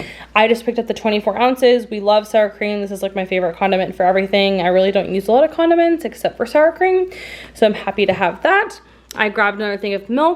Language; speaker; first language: English; native; English